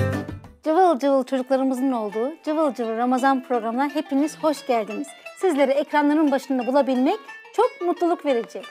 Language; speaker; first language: Turkish; native; Turkish